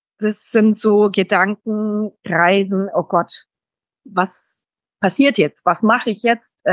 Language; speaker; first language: German; early bilingual, heritage; German